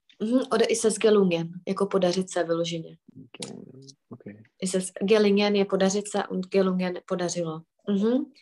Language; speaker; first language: German; non-native, fluent; Czech